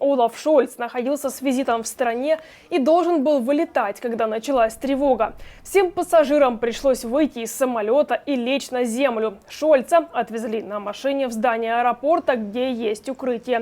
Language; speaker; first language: Russian; native; Russian